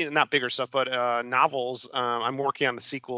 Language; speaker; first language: English; native; English